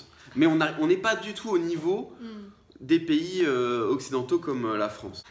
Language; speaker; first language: French; native; French